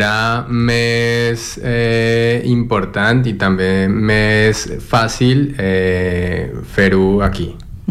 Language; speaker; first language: Catalan; non-native, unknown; Spanish